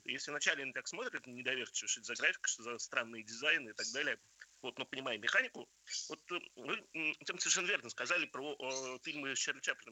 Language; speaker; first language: Russian; native; Russian